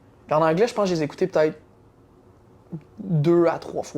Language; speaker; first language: French; native; French